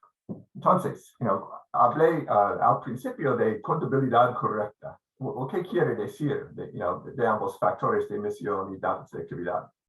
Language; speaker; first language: Spanish; non-native, fluent; English